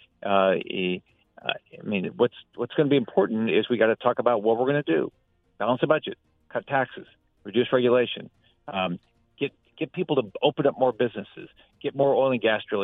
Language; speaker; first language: English; native; English